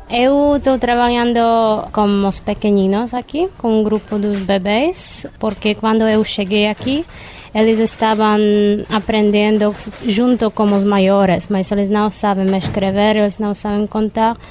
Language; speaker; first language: Portuguese; non-native, fluent; Czech